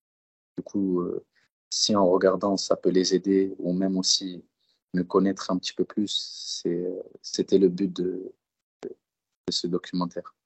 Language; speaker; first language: French; early bilingual, other home language; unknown